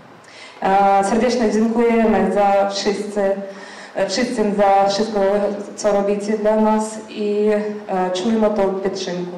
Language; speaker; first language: Polish; non-native, learner; Ukrainian